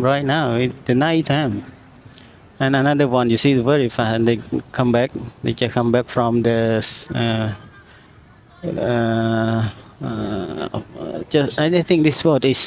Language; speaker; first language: English; non-native, learner; Khmer